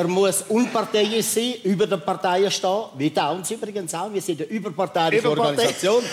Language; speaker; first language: German; native; German